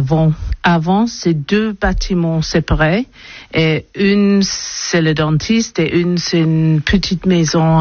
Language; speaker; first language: French; non-native, learner; English